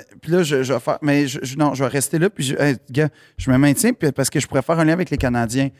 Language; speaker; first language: French; native; French